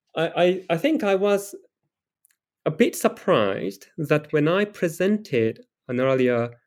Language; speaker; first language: English; non-native, fluent; Japanese